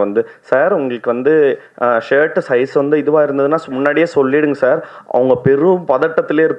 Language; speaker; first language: Tamil; native; Tamil